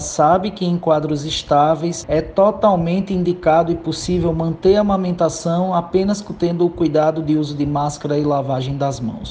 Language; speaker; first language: Portuguese; native; Portuguese